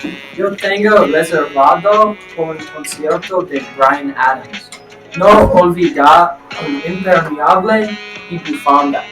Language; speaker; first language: Spanish; non-native, learner; English